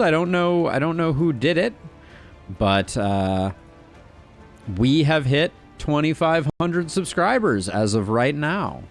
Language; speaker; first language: English; native; English